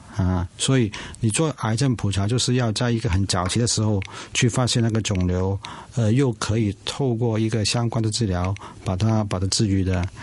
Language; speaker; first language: Chinese; non-native, local second language; Cantonese